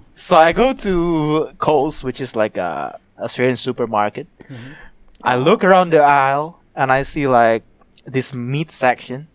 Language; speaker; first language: English; non-native, fluent; Indonesian